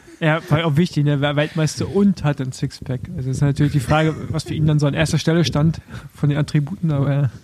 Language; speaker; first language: German; native; German